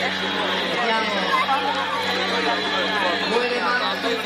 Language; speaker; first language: Italian; native; Italian